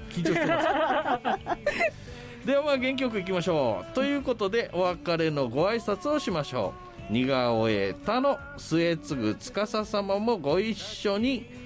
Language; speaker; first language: Japanese; native; Japanese